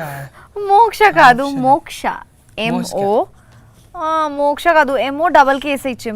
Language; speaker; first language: Telugu; non-native, learner; Bangla